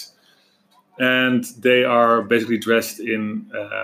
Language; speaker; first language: English; non-native, fluent; Dutch